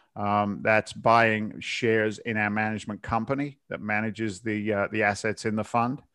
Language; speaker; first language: English; native; English